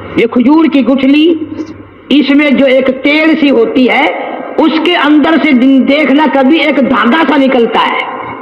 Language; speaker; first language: Urdu; non-native, local second language; Saraiki